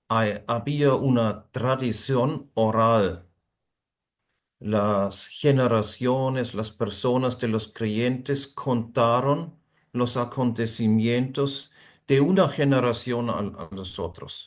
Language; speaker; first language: Spanish; non-native, fluent; German